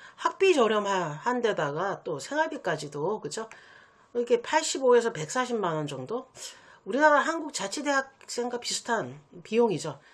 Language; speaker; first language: Korean; native; Korean